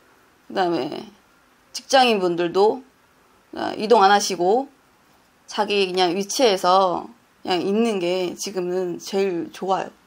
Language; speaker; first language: Korean; native; Korean